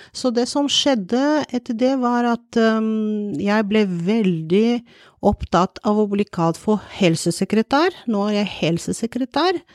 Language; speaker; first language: Norwegian; non-native, fluent; Bulgarian